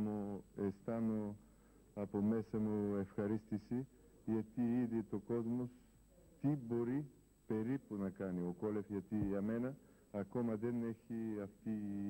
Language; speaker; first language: Greek; non-native, fluent; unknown